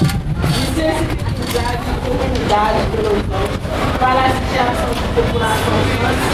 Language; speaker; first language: Portuguese; non-native, learner; Haitian Creole